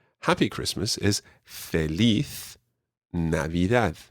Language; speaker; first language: Spanish; non-native, fluent; English